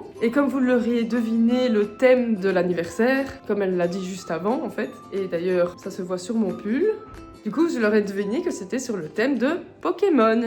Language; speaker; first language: French; native; French